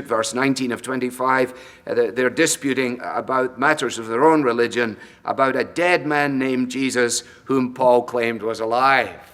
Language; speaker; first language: English; native; English